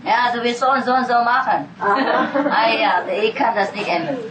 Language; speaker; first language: German; non-native, fluent; Vietnamese